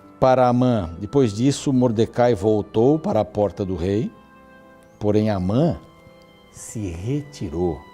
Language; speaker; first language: Portuguese; native; Portuguese